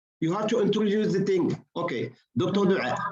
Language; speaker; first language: English; non-native, fluent; Arabic